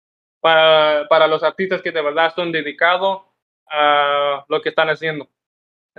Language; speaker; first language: Spanish; non-native, learner; English